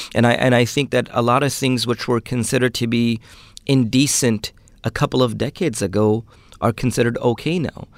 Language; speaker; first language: English; early bilingual, other home language; Urdu